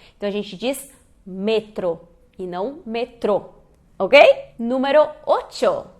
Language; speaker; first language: Portuguese; native; Portuguese